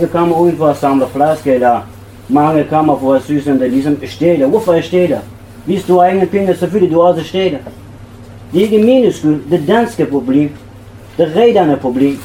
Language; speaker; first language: Danish; non-native, learner; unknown